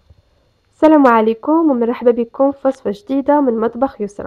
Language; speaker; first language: Arabic; native; Arabic